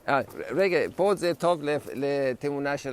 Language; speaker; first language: Hebrew; non-native, learner; English